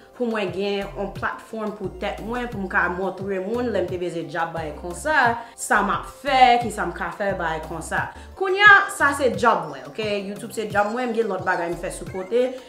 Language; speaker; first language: Haitian Creole; early bilingual, heritage; Haitian Creole